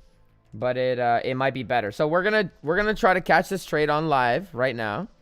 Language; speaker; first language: English; native; English